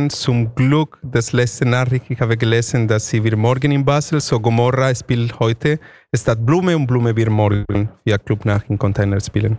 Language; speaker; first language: German; non-native, fluent; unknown